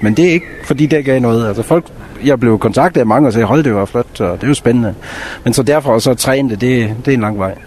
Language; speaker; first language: Danish; native; Danish